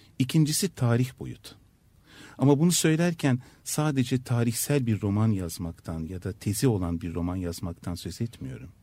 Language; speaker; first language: Turkish; native; Turkish